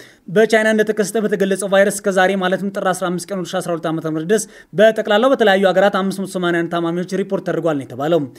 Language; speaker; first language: Amharic; native; Amharic